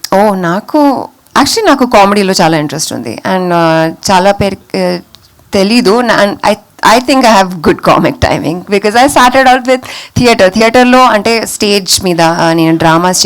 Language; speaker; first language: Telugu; non-native, local second language; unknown